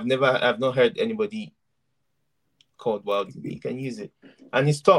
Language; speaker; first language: English; non-native, local second language; Yoruba